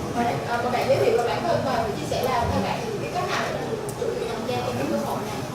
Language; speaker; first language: Vietnamese; native; Vietnamese